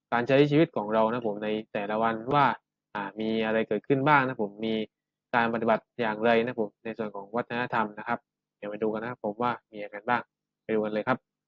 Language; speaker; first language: Thai; native; Thai